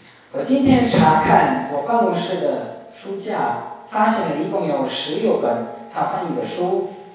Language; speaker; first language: Chinese; non-native, fluent; German